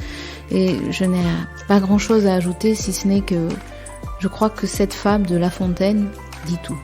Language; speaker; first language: French; native; French